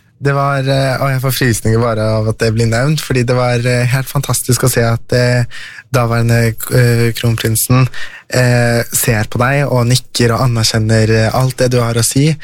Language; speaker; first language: Norwegian; early bilingual, other home language; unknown